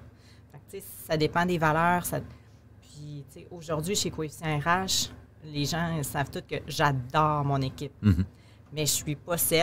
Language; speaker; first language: French; native; French